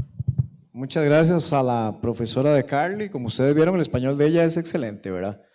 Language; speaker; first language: Spanish; native; Spanish